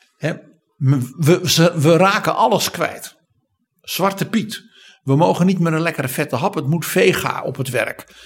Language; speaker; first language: Dutch; native; Dutch